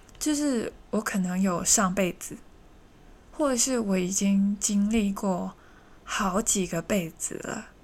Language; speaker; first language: Chinese; non-native, local second language; Cantonese